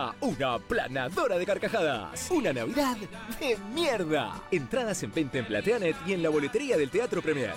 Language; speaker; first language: Spanish; native; Spanish